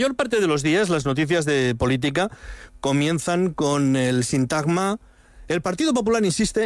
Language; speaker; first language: Spanish; native; Spanish